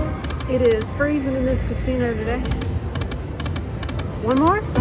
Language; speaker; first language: English; native; English